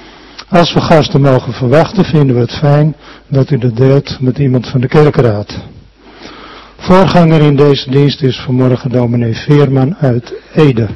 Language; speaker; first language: Dutch; native; Dutch